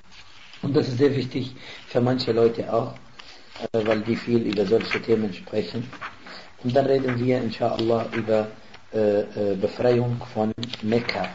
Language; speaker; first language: German; non-native, fluent; Arabic